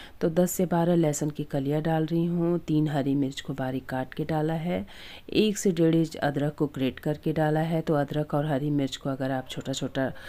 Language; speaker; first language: Hindi; native; Hindi